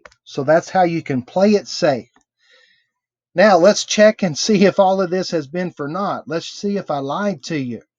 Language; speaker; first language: English; native; English